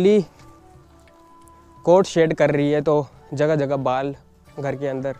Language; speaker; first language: Hindi; native; Hindi